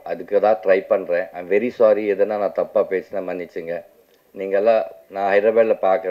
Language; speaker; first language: Tamil; non-native, local second language; Telugu